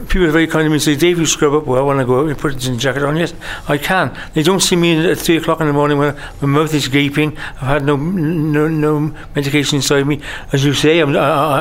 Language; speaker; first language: English; native; English